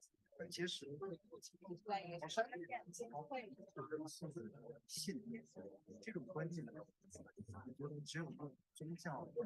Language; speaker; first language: Chinese; native; Chinese